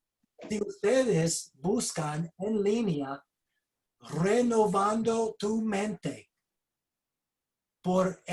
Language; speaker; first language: Spanish; non-native, fluent; English